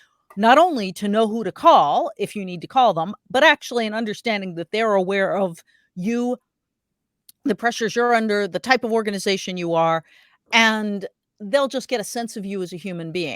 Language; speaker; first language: English; native; English